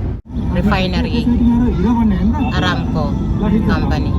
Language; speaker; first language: English; non-native, learner; Filipino